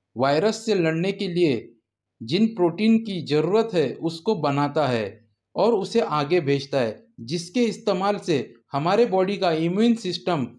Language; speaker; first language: Hindi; native; Hindi